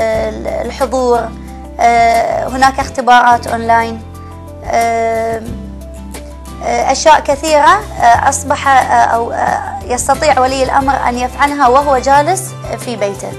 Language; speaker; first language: Arabic; native; Arabic